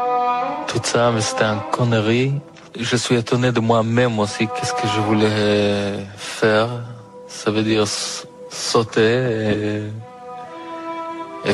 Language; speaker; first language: French; non-native, learner; Hebrew